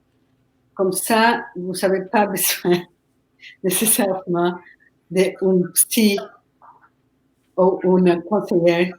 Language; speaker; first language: French; non-native, fluent; Spanish